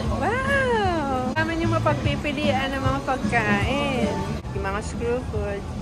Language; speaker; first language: Filipino; native; Filipino